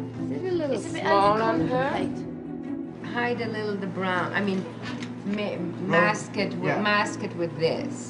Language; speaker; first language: English; non-native, fluent; French